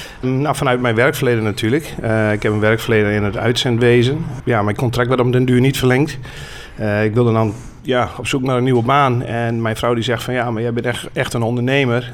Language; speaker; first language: Dutch; native; Dutch